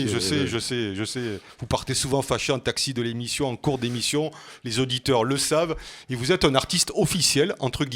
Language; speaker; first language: French; native; French